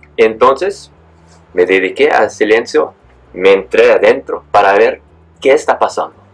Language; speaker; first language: Spanish; early bilingual, heritage; Spanish